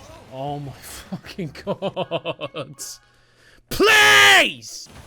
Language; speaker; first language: English; native; English